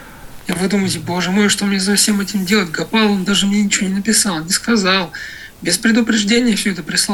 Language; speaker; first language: Russian; native; Russian